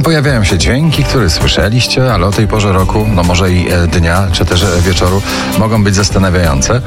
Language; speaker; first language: Polish; native; Polish